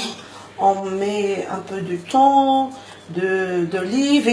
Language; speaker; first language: French; non-native, local second language; Arabic